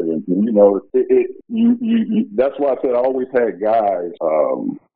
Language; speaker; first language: English; native; English